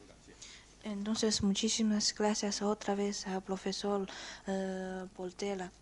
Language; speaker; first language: Spanish; non-native, learner; Chinese